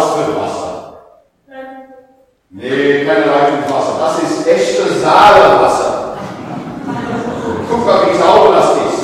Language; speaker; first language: German; non-native, learner; English